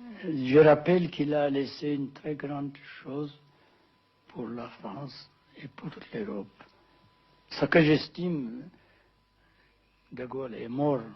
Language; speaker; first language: French; non-native, fluent; Amharic